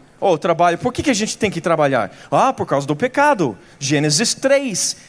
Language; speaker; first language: Portuguese; non-native, fluent; English